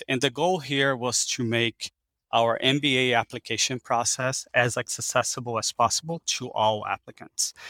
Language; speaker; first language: English; early bilingual, other home language; Portuguese